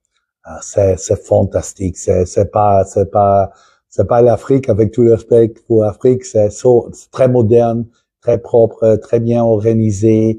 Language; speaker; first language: French; non-native, fluent; Dutch